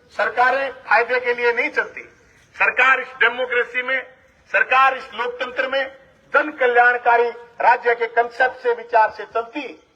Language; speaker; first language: Hindi; native; Hindi